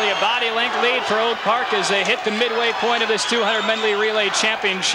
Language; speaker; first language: English; native; English